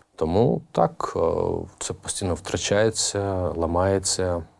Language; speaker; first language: Ukrainian; native; Ukrainian